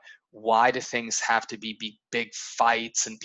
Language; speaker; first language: English; native; English